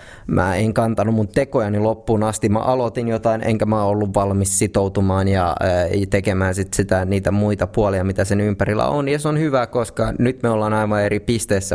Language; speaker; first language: Finnish; native; Finnish